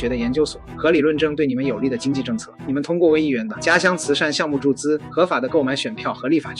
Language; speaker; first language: Chinese; native; Chinese